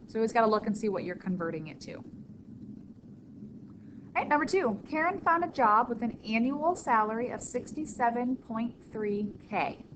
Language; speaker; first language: English; native; English